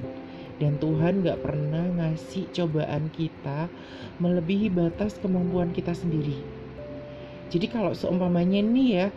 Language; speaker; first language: Indonesian; native; Indonesian